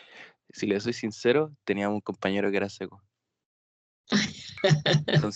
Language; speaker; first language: Spanish; native; Spanish